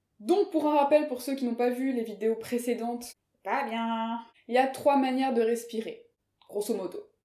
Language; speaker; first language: French; native; French